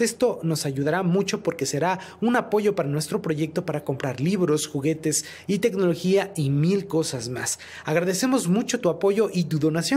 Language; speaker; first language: Spanish; native; Spanish